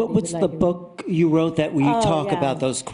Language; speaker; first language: English; native; English